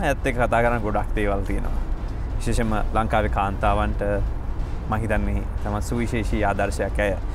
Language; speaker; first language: Sinhala; native; Sinhala